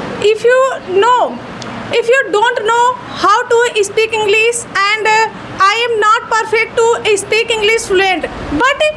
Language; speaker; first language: English; non-native, learner; Hindi